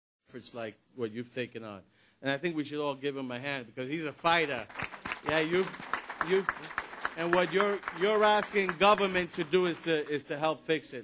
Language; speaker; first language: English; early bilingual, other home language; Spanish